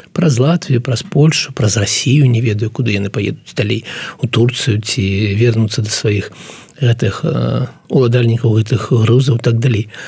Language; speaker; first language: Belarusian; non-native, local second language; Russian